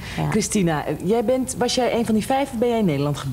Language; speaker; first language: Dutch; native; Dutch